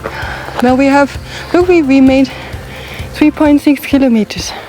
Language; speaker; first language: English; non-native, learner; German